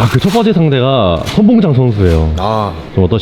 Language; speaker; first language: Korean; native; Korean